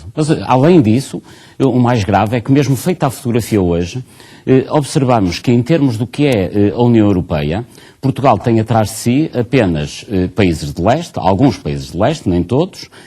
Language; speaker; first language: Portuguese; native; Portuguese